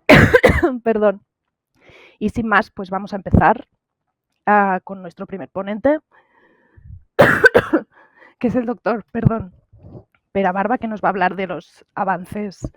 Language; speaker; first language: Spanish; native; Spanish